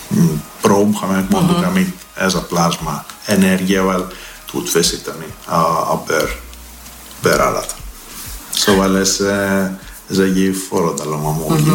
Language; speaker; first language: Hungarian; non-native, learner; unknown